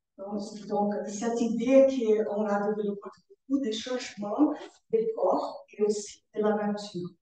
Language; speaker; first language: French; non-native, learner; Portuguese